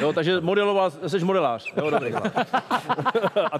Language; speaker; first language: Czech; native; Czech